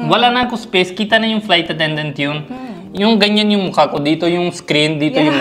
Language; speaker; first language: Filipino; non-native, learner; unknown